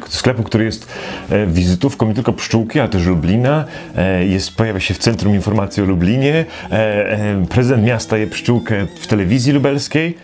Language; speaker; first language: Polish; native; Polish